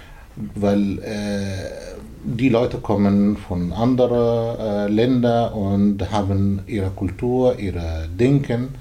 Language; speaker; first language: German; non-native, learner; Arabic